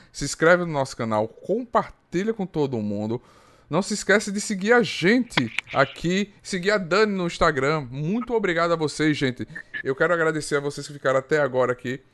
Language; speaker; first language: Portuguese; native; Portuguese